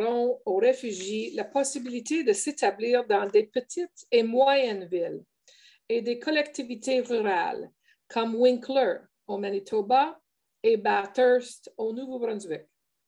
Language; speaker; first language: French; native; French